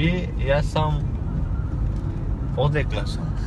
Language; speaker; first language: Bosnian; non-native, learner; Turkish